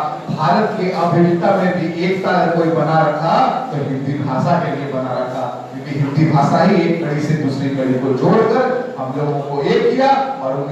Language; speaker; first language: Hindi; native; Hindi